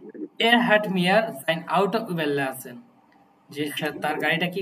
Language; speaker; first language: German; non-native, fluent; Bangla